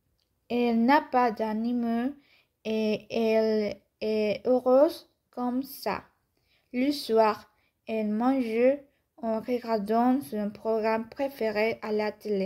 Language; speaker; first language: French; non-native, learner; Spanish